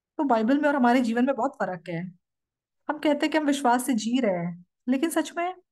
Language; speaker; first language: Hindi; non-native, fluent; Korean